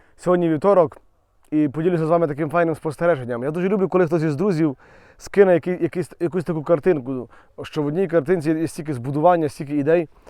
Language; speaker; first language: Ukrainian; native; Ukrainian